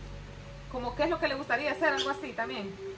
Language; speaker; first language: Spanish; native; Spanish